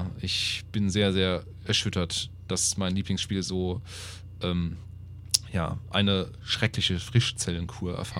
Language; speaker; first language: German; native; German